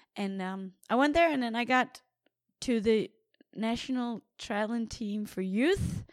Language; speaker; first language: English; non-native, fluent; Danish